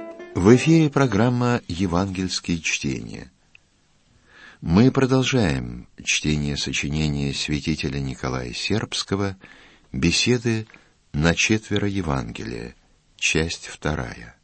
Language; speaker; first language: Russian; native; Russian